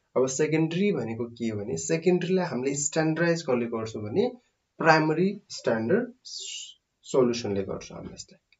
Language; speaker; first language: English; non-native, local second language; Nepali